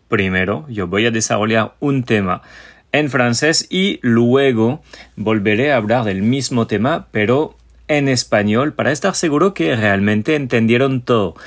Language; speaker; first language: Spanish; non-native, fluent; French